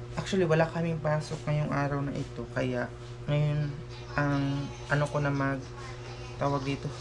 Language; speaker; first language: Filipino; non-native, local second language; Cebuano